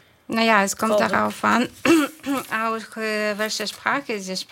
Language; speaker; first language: German; non-native, fluent; Ukrainian